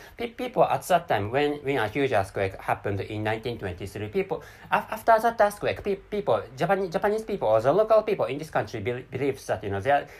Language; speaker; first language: English; non-native, learner; Japanese